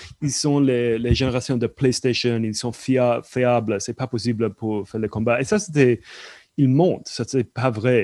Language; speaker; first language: French; non-native, fluent; English